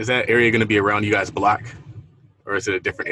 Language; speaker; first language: English; native; English